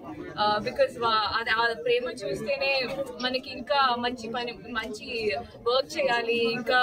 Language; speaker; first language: Telugu; non-native, fluent; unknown